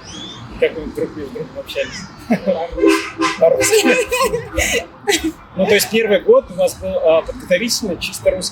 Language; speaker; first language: Russian; native; Russian